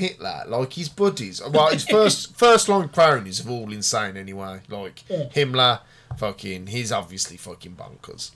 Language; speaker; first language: English; native; English